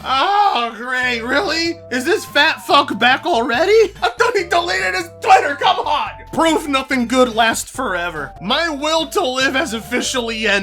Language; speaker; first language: English; native; English